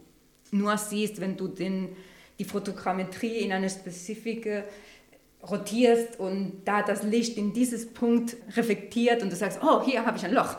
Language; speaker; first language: German; non-native, learner; Spanish